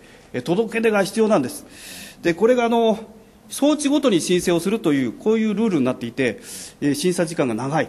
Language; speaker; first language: Japanese; native; Japanese